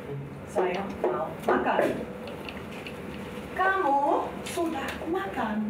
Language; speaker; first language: Indonesian; non-native, fluent; German